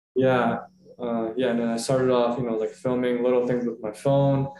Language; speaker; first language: English; early bilingual, other home language; Korean